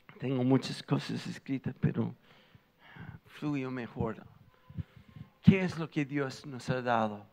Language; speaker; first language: Spanish; non-native, fluent; English